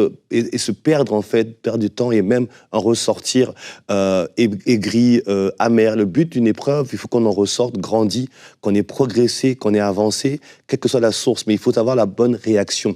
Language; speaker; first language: French; native; French